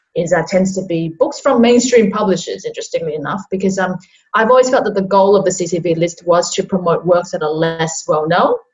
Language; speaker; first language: English; non-native, local second language; Cantonese